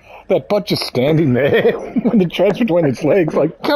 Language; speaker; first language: English; native; English